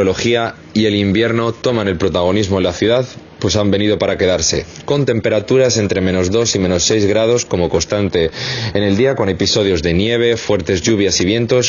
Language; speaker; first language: Spanish; native; Spanish